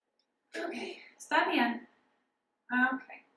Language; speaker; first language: Spanish; non-native, learner; English